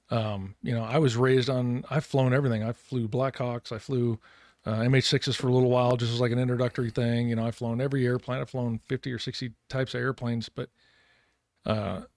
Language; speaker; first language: English; native; English